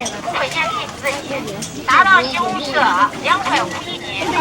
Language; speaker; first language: Chinese; native; Chinese